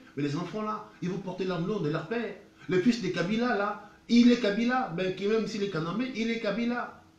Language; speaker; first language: French; non-native, local second language; Lingala